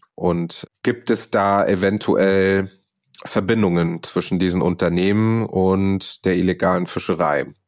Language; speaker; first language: German; non-native, fluent; Arabic